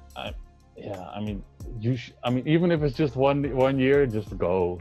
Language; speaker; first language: English; non-native, fluent; Dutch